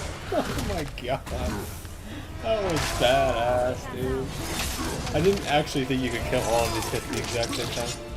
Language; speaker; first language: English; native; English